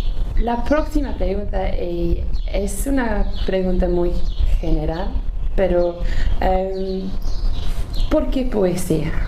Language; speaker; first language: Spanish; non-native, learner; English